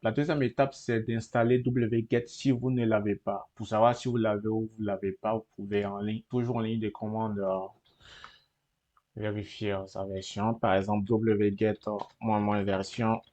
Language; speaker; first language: French; native; French